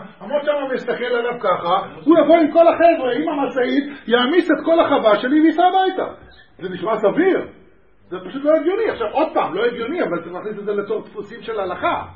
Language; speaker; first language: Hebrew; native; Hebrew